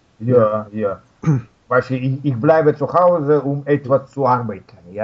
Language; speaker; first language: German; non-native, fluent; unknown